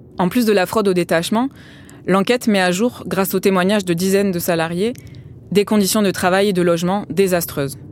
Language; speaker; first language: French; native; French